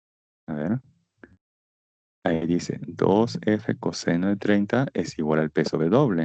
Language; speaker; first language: Spanish; native; Spanish